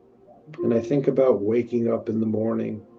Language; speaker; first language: English; native; English